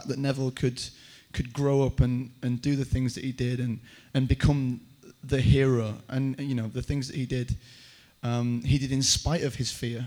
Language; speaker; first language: English; native; English